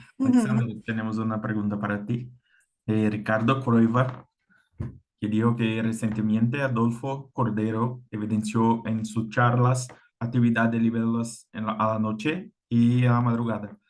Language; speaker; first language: Spanish; non-native, fluent; Portuguese